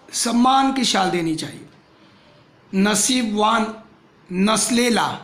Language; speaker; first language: Hindi; non-native, local second language; Marathi